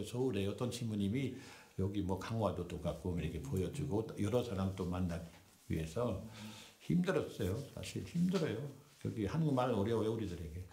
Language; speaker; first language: Korean; non-native, fluent; French